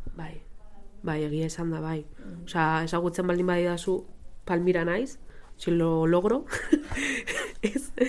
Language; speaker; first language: Basque; non-native, local second language; Spanish